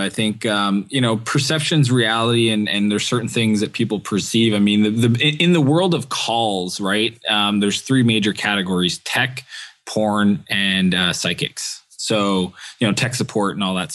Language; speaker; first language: English; native; English